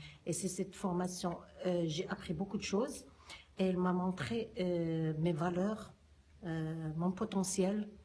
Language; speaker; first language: French; non-native, local second language; Arabic